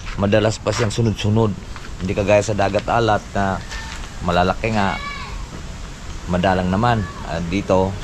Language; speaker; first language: Filipino; native; Filipino